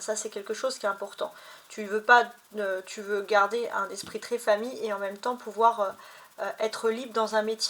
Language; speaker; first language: French; native; French